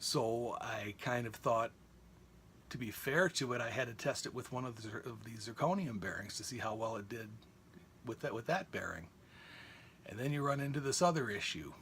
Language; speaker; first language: English; native; English